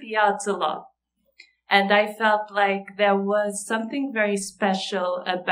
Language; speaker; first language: English; non-native, fluent; Portuguese